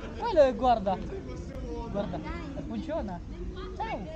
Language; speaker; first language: Italian; non-native, local second language; Filipino